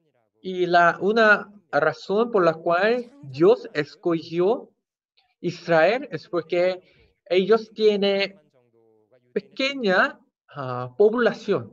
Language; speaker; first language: Spanish; non-native, fluent; Korean